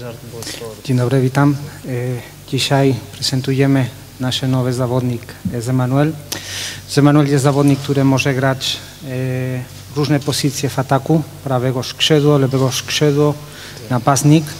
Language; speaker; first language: Polish; non-native, learner; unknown